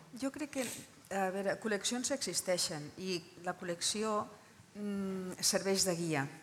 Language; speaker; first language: Catalan; non-native, local second language; Spanish